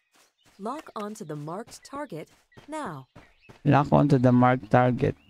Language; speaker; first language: English; non-native, local second language; Filipino